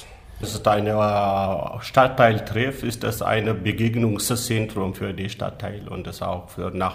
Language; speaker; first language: German; non-native, learner; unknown